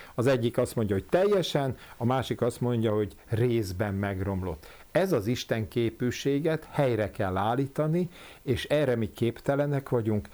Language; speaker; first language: Hungarian; native; Hungarian